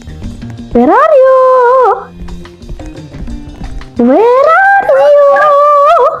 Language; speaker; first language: English; non-native, learner; Mongolian